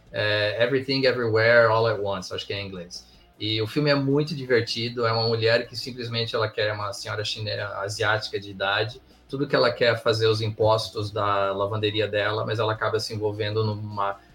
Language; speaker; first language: Portuguese; early bilingual, heritage; English